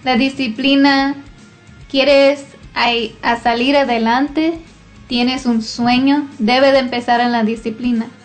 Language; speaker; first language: Spanish; early bilingual, heritage; Spanish